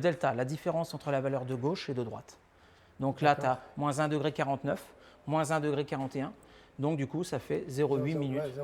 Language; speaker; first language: French; native; French